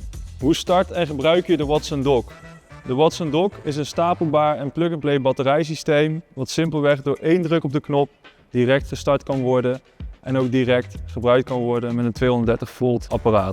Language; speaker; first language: Dutch; native; Dutch